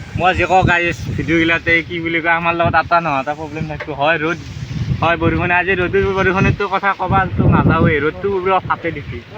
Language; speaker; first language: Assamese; non-native, local second language; Bangla